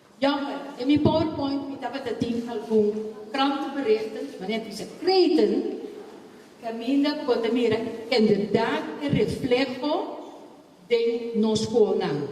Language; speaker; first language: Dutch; non-native, local second language; Papiamento